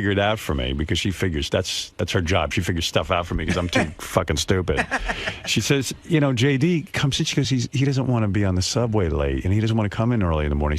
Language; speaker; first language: English; native; English